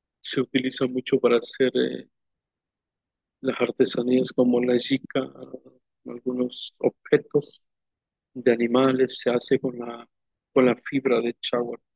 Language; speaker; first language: Spanish; non-native, local second language; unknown